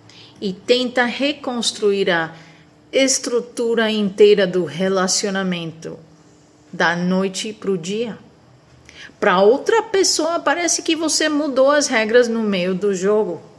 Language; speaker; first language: Portuguese; non-native, fluent; Spanish